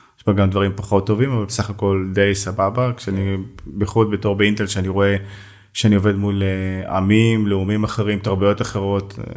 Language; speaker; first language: Hebrew; native; Hebrew